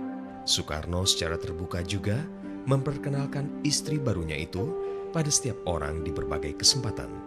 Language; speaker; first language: Indonesian; native; Indonesian